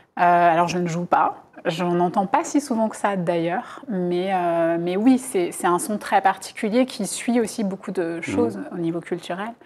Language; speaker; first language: French; native; French